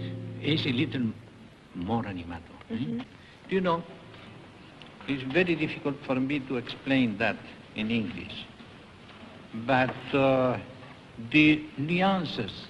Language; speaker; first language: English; non-native, learner; Spanish